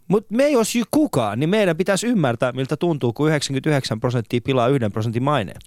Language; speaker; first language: Finnish; non-native, fluent; Persian